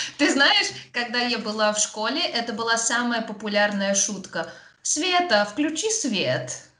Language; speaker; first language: Russian; native; Russian